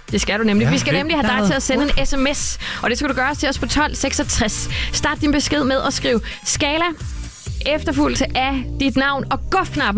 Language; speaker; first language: Danish; native; Danish